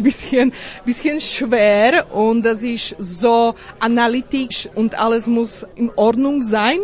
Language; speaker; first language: German; non-native, learner; Slovak